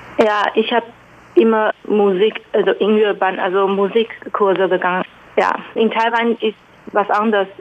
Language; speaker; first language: German; non-native, fluent; Chinese